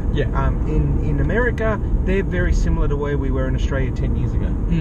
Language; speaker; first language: English; native; English